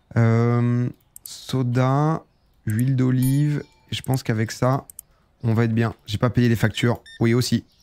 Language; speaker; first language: French; native; French